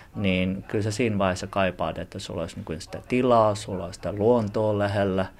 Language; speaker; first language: Finnish; early bilingual, other home language; Chinese